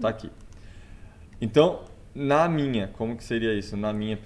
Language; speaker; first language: Portuguese; native; Portuguese